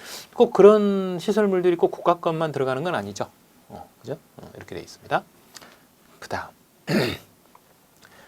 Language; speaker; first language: Korean; native; Korean